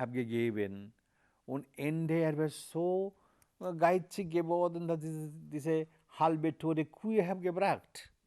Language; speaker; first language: German; non-native, learner; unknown